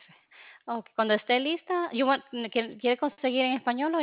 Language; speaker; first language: Spanish; early bilingual, other home language; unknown